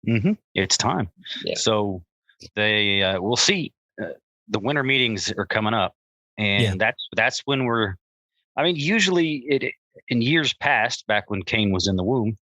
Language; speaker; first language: English; native; English